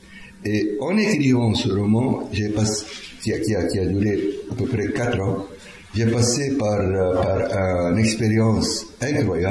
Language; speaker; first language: French; non-native, fluent; Arabic